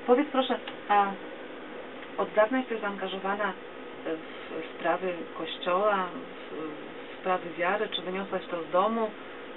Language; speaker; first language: Polish; native; Polish